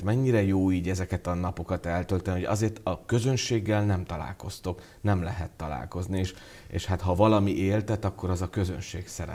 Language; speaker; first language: Hungarian; native; Hungarian